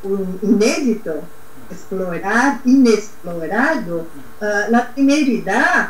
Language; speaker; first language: Spanish; non-native, learner; Portuguese